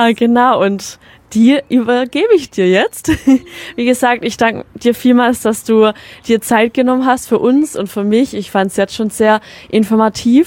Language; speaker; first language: German; native; German